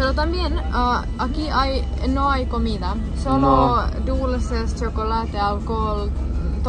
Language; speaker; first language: Spanish; non-native, learner; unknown